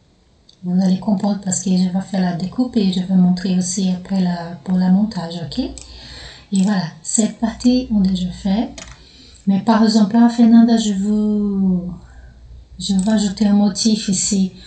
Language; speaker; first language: French; non-native, fluent; Portuguese